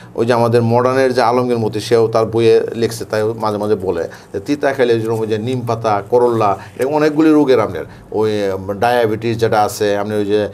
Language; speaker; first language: Bangla; native; Bangla